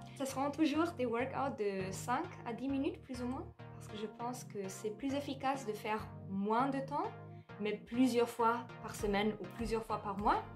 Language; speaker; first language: French; non-native, fluent; German